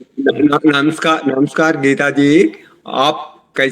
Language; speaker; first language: Hindi; non-native, learner; Telugu